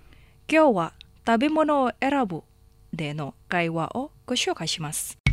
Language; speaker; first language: Japanese; non-native, fluent; Indonesian